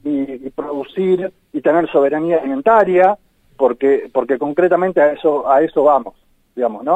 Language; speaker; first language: Spanish; native; Spanish